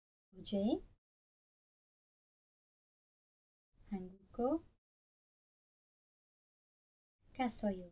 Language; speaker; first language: Korean; non-native, learner; English